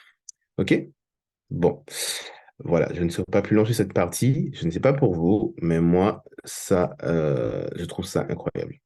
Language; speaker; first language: French; native; French